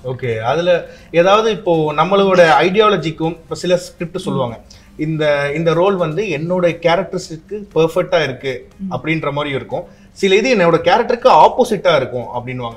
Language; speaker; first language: Tamil; native; Tamil